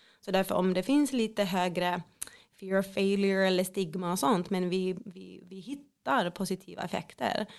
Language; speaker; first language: Swedish; non-native, fluent; Finnish